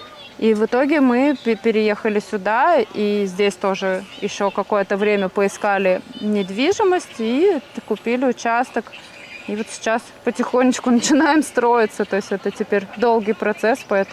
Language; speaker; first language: Russian; native; Russian